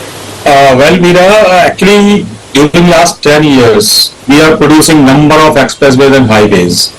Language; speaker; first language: English; non-native, local second language; Hindi